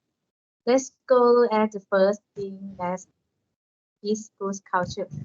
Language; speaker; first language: English; non-native, learner; Thai